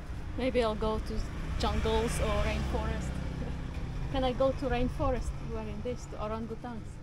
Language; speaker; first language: English; non-native, fluent; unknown